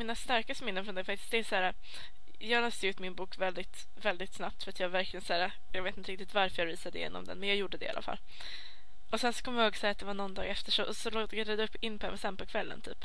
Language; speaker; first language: Swedish; native; Swedish